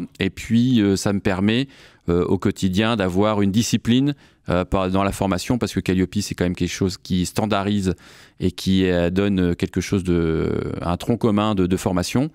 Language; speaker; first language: French; native; French